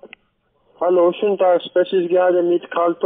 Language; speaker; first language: German; non-native, learner; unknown